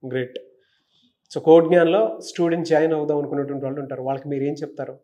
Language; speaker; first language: Telugu; native; Telugu